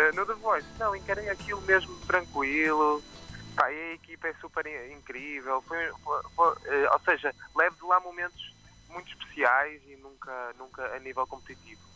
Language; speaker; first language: Portuguese; native; Portuguese